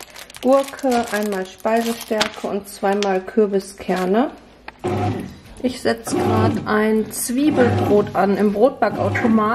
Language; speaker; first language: German; native; German